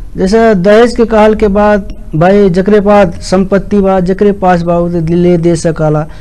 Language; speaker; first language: Bhojpuri; non-native, local second language; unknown